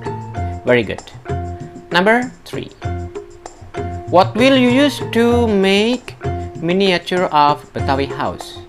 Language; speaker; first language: English; non-native, learner; Indonesian